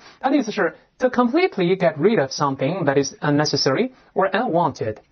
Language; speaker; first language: English; non-native, fluent; Chinese